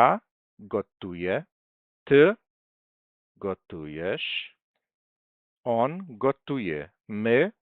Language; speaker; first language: Polish; non-native, fluent; Portuguese